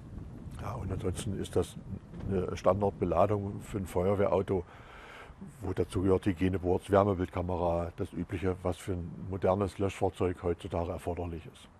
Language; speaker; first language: German; native; German